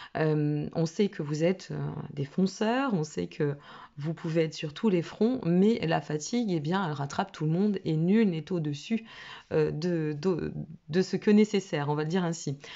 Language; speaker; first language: French; native; French